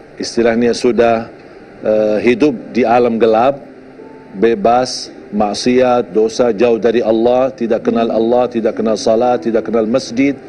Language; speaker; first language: Malay; non-native, fluent; Arabic